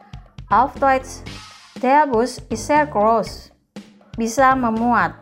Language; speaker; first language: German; non-native, fluent; Indonesian